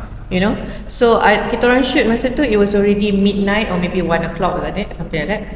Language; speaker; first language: English; non-native, local second language; Malay